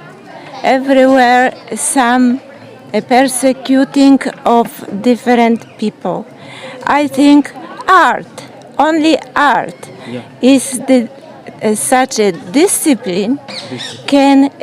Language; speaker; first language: English; non-native, learner; Polish